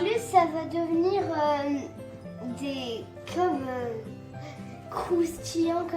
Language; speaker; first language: French; early bilingual, other home language; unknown